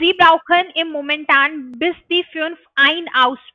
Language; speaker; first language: German; non-native, learner; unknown